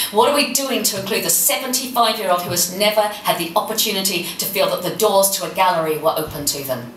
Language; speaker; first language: English; native; English